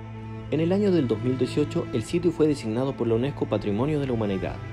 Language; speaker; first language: Spanish; native; Spanish